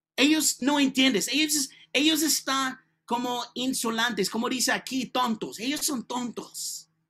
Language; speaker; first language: Spanish; non-native, learner; English